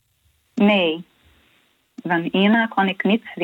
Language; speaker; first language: Dutch; non-native, learner; Portuguese